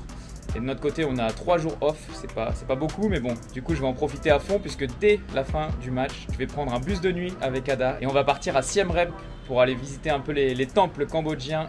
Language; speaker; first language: French; native; French